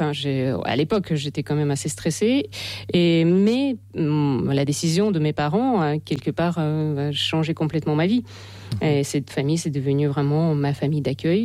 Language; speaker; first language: French; non-native, fluent; Russian